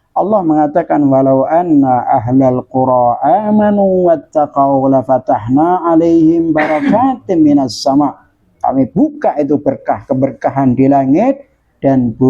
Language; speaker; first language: Indonesian; native; Indonesian